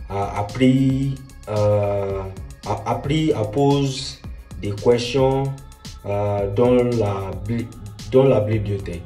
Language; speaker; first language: French; non-native, learner; Yoruba